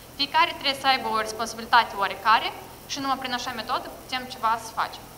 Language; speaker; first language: Romanian; non-native, local second language; Russian